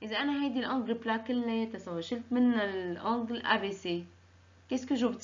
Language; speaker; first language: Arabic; native; Arabic